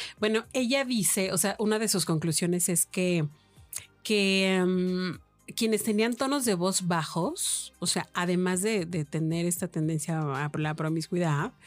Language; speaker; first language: Spanish; native; Spanish